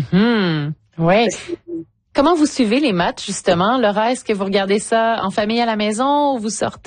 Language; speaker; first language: French; native; French